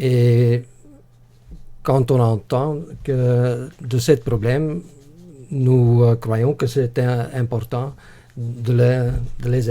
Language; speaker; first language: French; non-native, local second language; Dutch